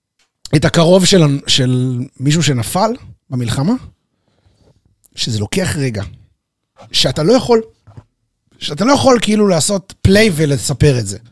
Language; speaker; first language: Hebrew; native; Hebrew